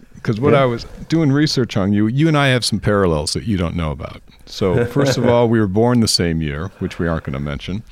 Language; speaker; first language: English; native; English